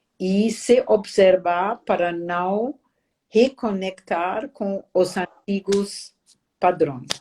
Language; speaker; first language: Portuguese; non-native, fluent; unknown